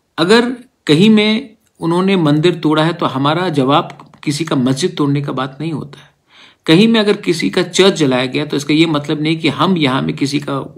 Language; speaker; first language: Hindi; non-native, local second language; Kok Borok